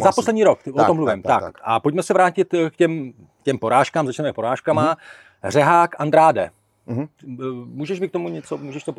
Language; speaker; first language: Czech; native; Czech